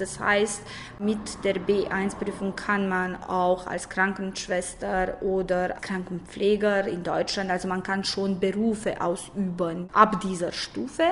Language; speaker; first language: German; non-native, fluent; Romanian